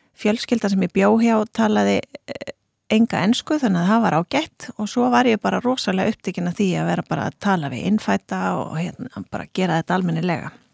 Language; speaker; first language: Icelandic; native; Icelandic